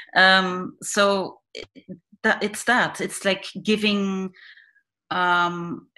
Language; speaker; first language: English; non-native, fluent; Dutch